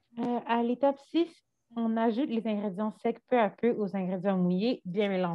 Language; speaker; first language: French; native; French